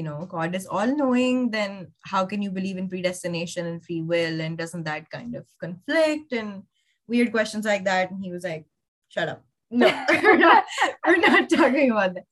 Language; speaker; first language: English; non-native, local second language; Urdu